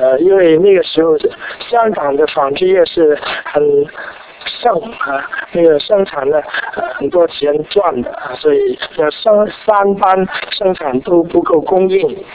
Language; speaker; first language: Chinese; non-native, local second language; Cantonese